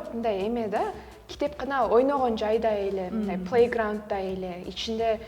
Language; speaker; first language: Kyrgyz; early bilingual, heritage; Kyrgyz